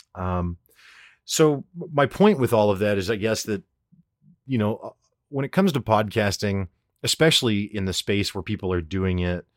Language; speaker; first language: English; native; English